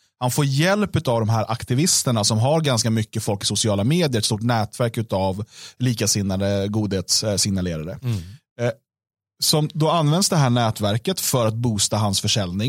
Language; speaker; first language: Swedish; native; Swedish